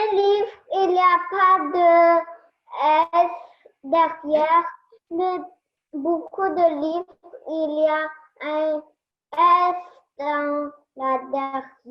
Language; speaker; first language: French; non-native, learner; Chinese